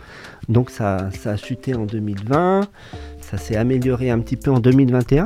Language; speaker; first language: French; native; French